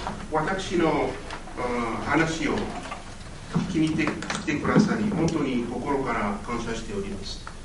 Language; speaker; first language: Japanese; non-native, fluent; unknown